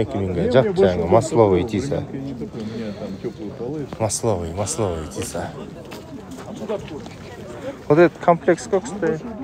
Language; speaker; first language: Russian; non-native, local second language; Kyrgyz